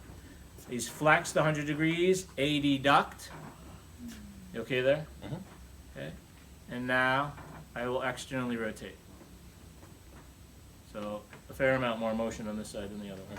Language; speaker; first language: English; native; English